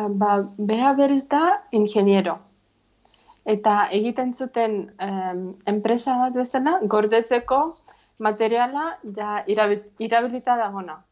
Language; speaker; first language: Basque; non-native, fluent; Ukrainian